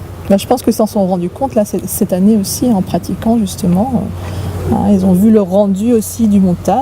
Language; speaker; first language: French; native; French